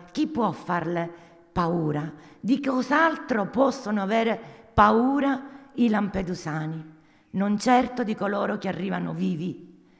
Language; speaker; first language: Italian; native; Italian